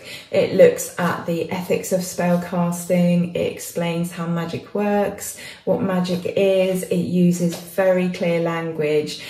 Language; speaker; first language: English; native; English